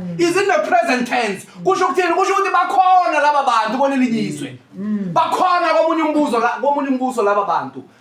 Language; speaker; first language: Zulu; native; Zulu